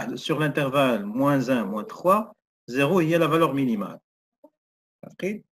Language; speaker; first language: French; non-native, local second language; Arabic